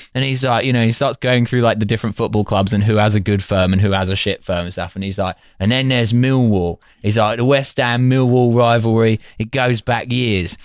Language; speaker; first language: English; native; English